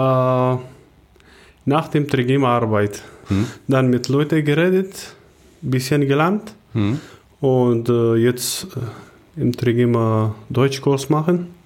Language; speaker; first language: German; non-native, learner; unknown